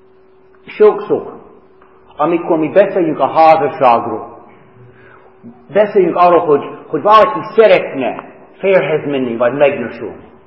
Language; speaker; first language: Hungarian; non-native, fluent; English